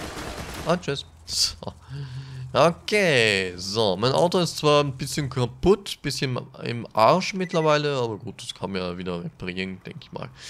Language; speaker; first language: German; native; German